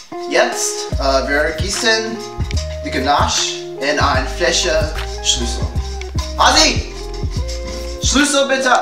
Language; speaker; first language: German; non-native, learner; English